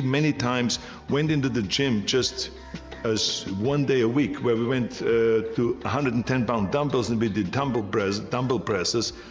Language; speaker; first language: English; non-native, fluent; German